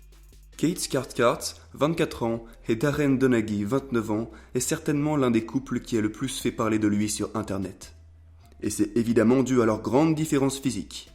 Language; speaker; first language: French; native; French